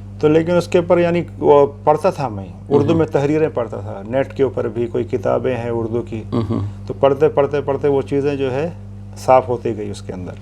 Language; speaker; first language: Urdu; native; Urdu